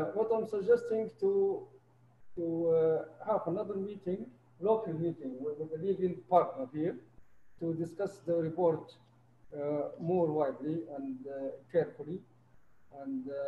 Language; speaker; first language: English; non-native, fluent; Arabic